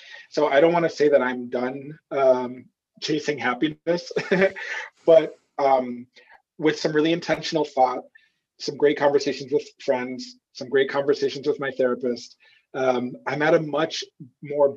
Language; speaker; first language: English; native; English